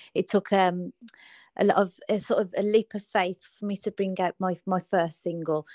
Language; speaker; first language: English; native; English